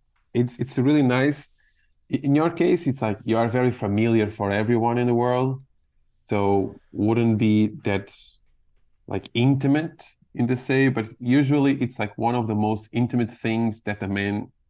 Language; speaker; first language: English; non-native, fluent; Portuguese